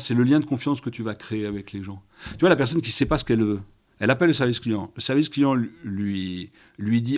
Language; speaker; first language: French; native; French